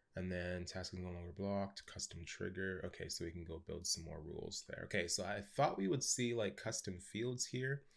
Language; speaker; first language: English; native; English